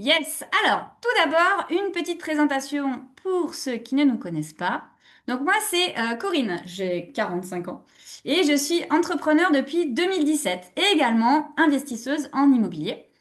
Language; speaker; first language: French; native; French